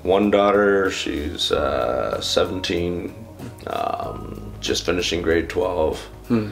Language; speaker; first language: English; native; English